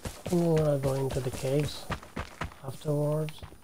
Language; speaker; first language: English; non-native, fluent; Italian